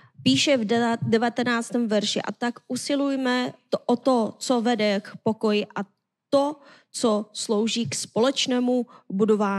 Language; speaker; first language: Czech; non-native, learner; Korean